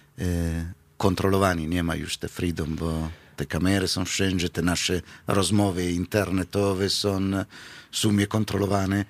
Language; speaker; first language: Polish; non-native, fluent; Italian